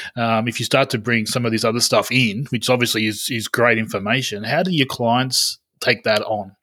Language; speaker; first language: English; native; English